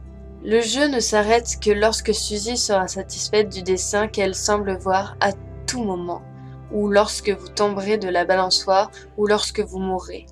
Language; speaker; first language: French; native; French